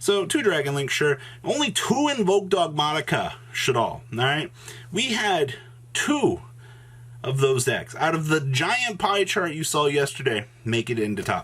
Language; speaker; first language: English; native; English